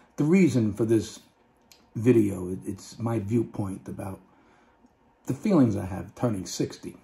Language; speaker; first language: English; native; English